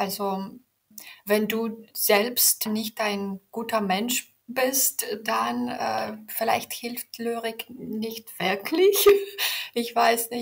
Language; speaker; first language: German; non-native, fluent; Belarusian